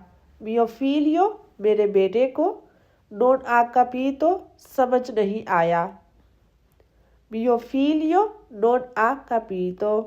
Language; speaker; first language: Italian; non-native, fluent; Urdu